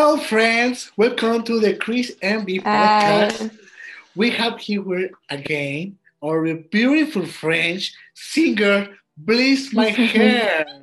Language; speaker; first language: English; non-native, learner; Spanish